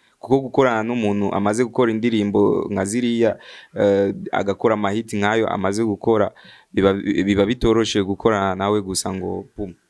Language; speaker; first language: Rundi; early bilingual, heritage; Rundi